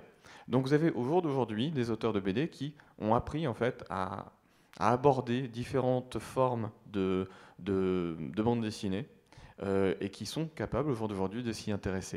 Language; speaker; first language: French; native; French